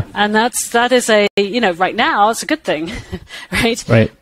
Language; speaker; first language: English; native; English